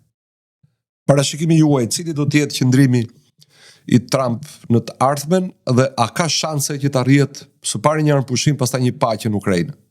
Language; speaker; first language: Albanian; native; Albanian